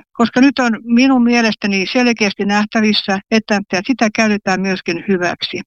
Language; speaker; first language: Finnish; native; Finnish